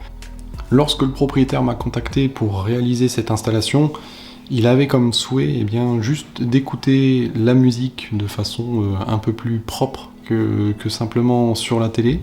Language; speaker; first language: French; native; French